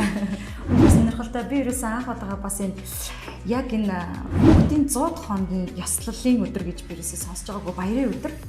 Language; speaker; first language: Mongolian; native; Mongolian